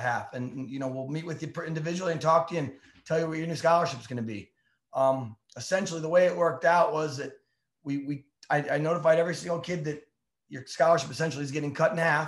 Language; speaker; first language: English; native; English